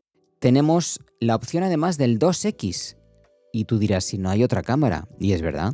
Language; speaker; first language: Spanish; native; Spanish